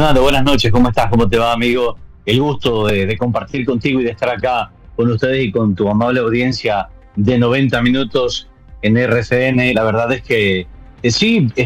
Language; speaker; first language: Spanish; native; Spanish